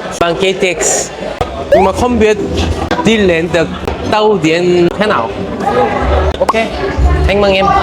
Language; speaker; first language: Vietnamese; non-native, learner; Korean